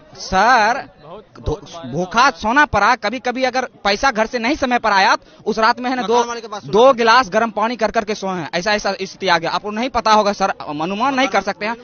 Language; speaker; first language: Hindi; native; Hindi